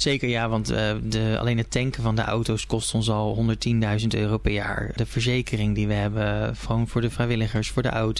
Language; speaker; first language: Dutch; native; Dutch